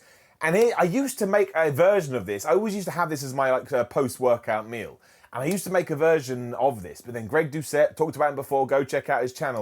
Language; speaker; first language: English; native; English